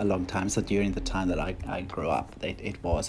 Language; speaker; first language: English; non-native, fluent; German